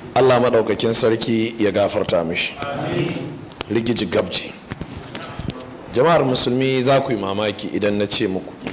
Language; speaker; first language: Hausa; native; Hausa